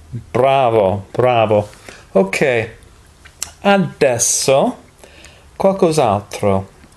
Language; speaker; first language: Italian; non-native, learner; English